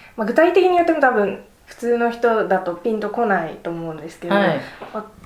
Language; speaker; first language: Japanese; native; Japanese